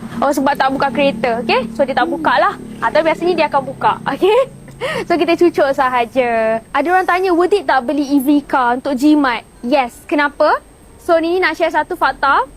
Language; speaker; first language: Malay; native; Malay